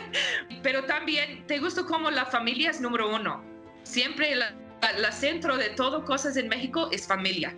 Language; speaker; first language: Spanish; non-native, learner; English